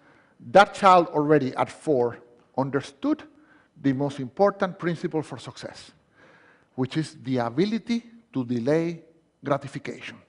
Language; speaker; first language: English; non-native, fluent; Spanish